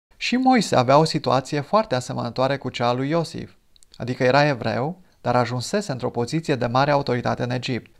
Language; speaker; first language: Romanian; non-native, fluent; English